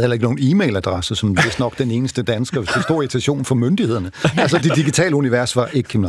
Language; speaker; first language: Danish; native; Danish